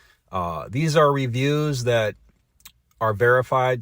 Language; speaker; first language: English; native; English